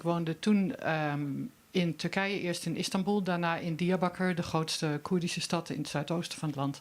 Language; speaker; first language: Dutch; native; Dutch